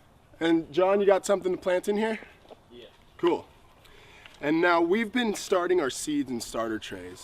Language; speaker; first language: English; native; English